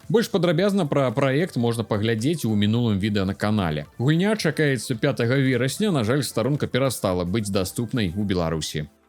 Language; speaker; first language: Belarusian; native; Belarusian